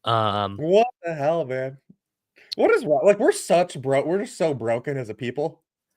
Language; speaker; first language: English; native; English